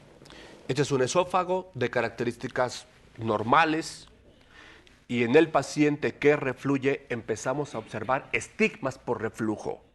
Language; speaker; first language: Spanish; native; Spanish